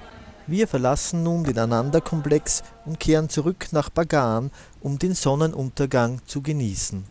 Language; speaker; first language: German; native; German